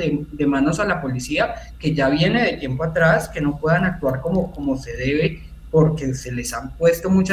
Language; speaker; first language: Spanish; native; Spanish